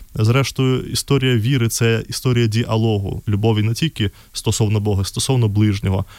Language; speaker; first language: Ukrainian; non-native, fluent; Russian